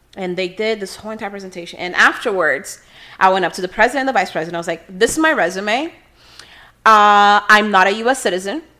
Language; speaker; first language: English; non-native, fluent; Portuguese